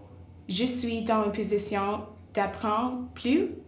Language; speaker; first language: French; non-native, local second language; English